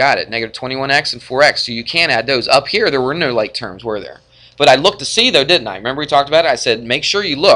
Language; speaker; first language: English; native; English